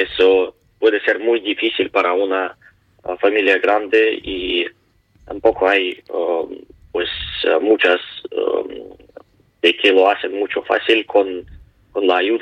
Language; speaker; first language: Spanish; non-native, learner; Ukrainian